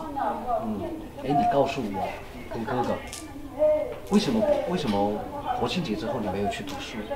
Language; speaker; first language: Chinese; native; Chinese